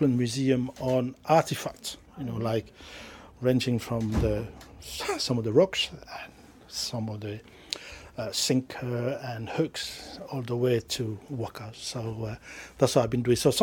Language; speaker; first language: English; non-native, fluent; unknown